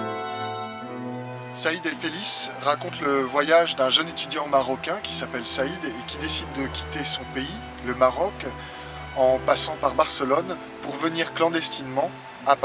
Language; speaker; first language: French; native; French